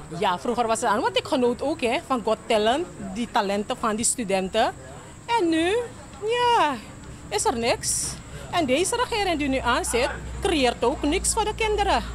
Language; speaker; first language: Dutch; native; Dutch